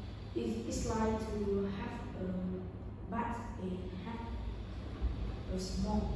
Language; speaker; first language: English; non-native, learner; Vietnamese